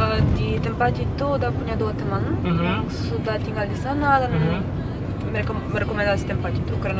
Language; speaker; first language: Indonesian; non-native, fluent; Bulgarian